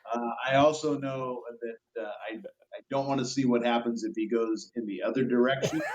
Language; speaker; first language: English; native; English